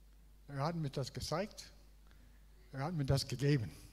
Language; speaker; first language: German; non-native, learner; English